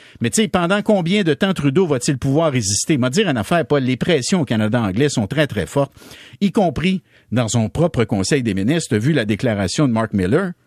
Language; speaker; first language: French; native; French